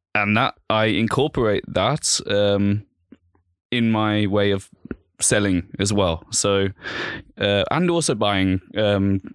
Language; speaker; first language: English; native; English